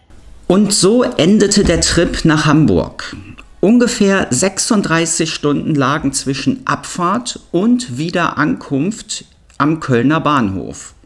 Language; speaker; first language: German; native; German